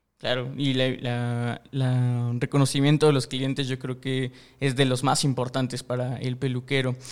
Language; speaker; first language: Spanish; native; Spanish